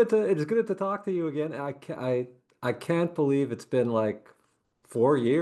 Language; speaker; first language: English; native; English